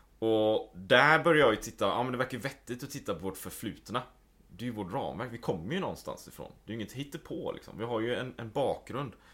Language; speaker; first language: Swedish; native; Swedish